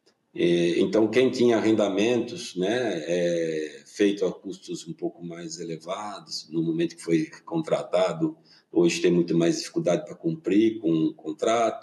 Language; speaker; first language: Portuguese; native; Portuguese